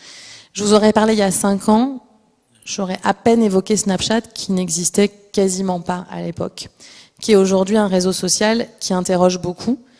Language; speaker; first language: French; native; French